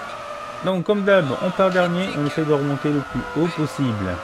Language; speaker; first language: French; native; French